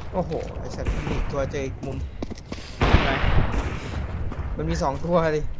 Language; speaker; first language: Thai; native; Thai